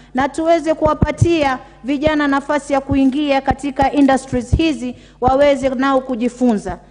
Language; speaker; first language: Swahili; native; Swahili